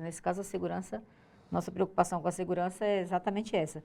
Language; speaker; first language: Portuguese; native; Portuguese